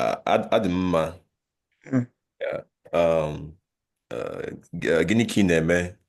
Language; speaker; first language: Igbo; non-native, learner; English